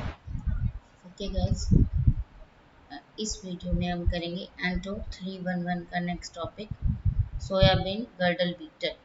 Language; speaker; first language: Hindi; native; Hindi